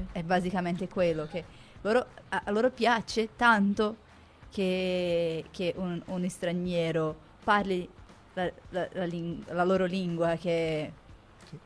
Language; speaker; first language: Italian; non-native, fluent; Portuguese